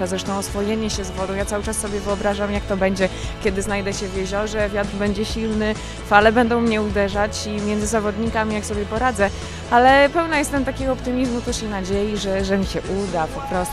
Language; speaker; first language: Polish; native; Polish